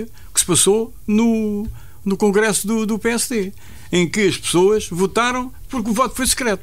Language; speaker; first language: Portuguese; native; Portuguese